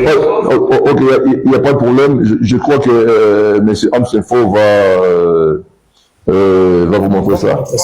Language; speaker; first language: French; non-native, local second language; Lingala